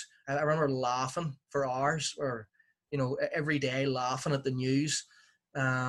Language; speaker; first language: English; native; English